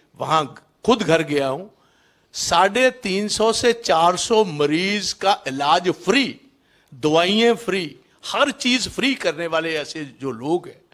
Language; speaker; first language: Hindi; non-native, local second language; Punjabi